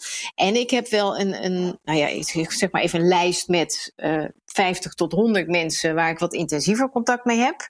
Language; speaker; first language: Dutch; native; Dutch